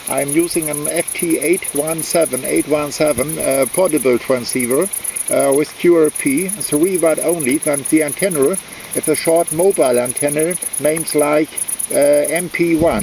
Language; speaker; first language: English; non-native, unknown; German